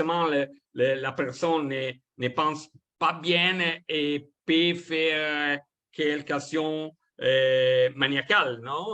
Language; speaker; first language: French; non-native, learner; Italian